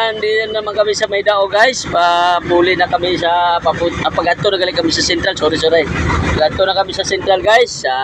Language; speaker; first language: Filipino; non-native, local second language; Hiligaynon